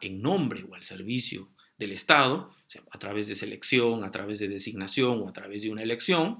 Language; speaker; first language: Spanish; native; Spanish